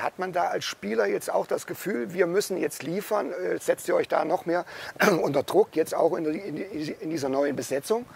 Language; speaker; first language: German; native; German